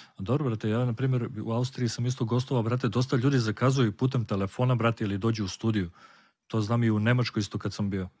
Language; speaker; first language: Serbian; native; Serbian